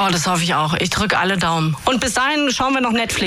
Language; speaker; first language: German; native; German